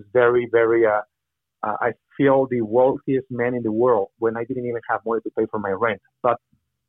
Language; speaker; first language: English; non-native, fluent; Spanish